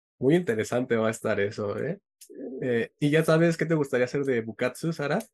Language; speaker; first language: Spanish; native; Spanish